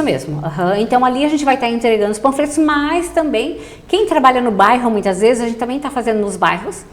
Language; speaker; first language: Portuguese; native; Portuguese